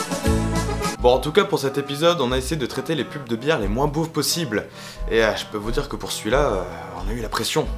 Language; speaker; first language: French; native; French